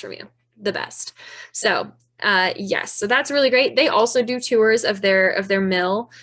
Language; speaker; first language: English; native; English